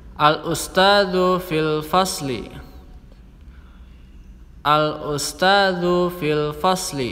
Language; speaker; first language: Arabic; non-native, fluent; Indonesian